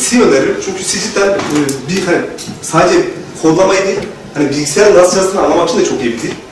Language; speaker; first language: Turkish; native; Turkish